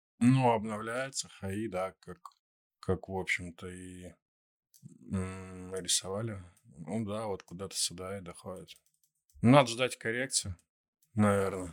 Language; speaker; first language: Russian; native; Russian